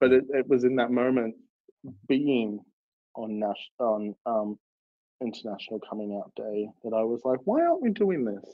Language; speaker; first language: English; native; English